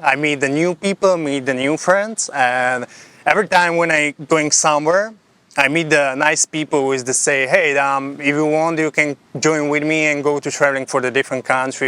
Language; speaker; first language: English; non-native, fluent; Slovak